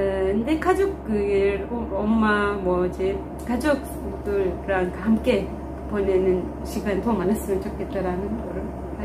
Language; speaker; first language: Korean; non-native, fluent; Turkish